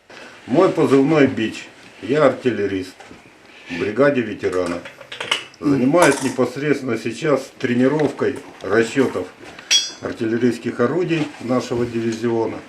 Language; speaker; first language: Russian; native; Russian